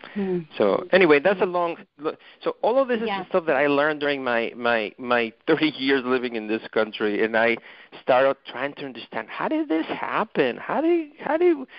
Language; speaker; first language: English; non-native, fluent; Spanish